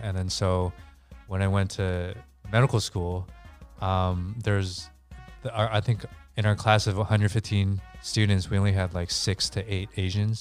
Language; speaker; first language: English; native; English